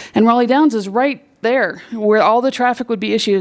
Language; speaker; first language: English; native; English